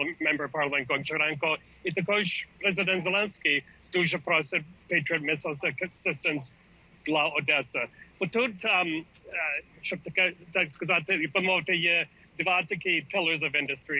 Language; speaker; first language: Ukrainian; early bilingual, heritage; English